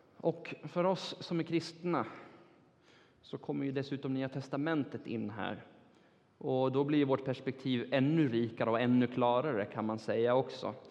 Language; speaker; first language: Swedish; non-native, fluent; Turkish